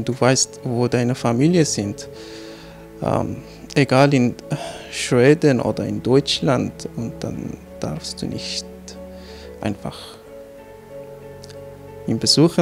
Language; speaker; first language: German; non-native, learner; Persian